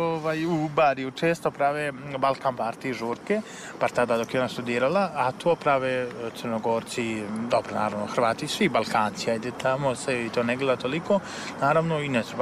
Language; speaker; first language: Serbian; native; Serbian